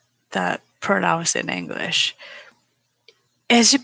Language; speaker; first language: English; non-native, learner; Japanese